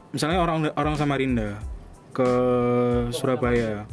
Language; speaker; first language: Indonesian; non-native, local second language; Javanese